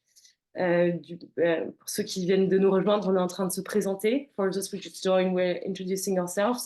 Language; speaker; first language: French; native; French